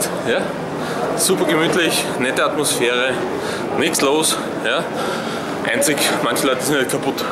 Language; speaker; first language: German; native; German